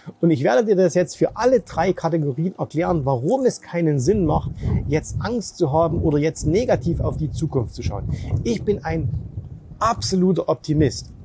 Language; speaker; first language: German; native; German